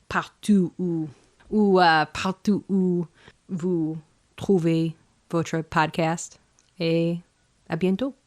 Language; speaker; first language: French; non-native, learner; English